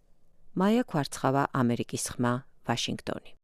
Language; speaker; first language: Georgian; native; Georgian